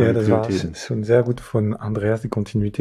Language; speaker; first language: German; non-native, fluent; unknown